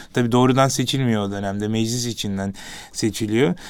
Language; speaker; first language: Turkish; native; Turkish